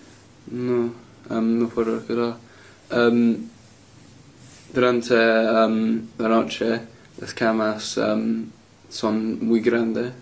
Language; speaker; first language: Spanish; non-native, learner; English